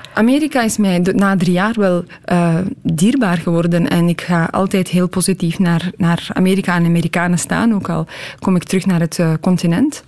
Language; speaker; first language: Dutch; early bilingual, other home language; Polish